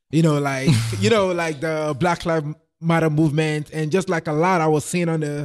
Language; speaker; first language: English; non-native, local second language; Yoruba